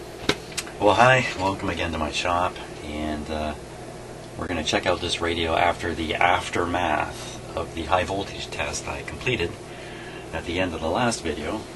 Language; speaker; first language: English; native; English